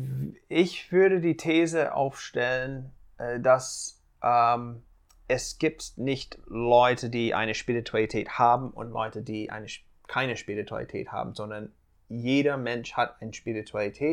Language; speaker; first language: German; non-native, fluent; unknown